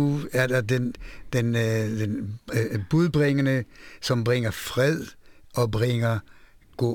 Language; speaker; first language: Danish; non-native, fluent; Hebrew